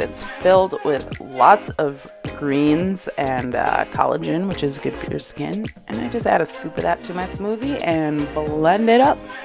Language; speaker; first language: English; native; English